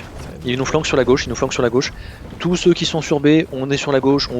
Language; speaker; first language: French; native; French